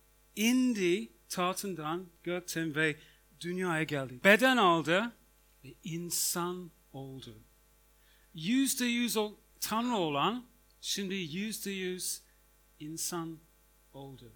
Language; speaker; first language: Turkish; non-native, fluent; English